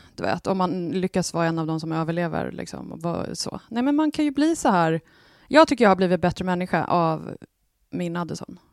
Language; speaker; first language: Swedish; native; Swedish